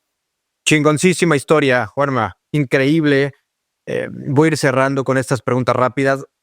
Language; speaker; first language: Spanish; native; Spanish